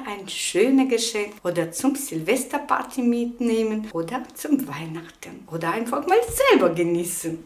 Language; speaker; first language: German; non-native, learner; Russian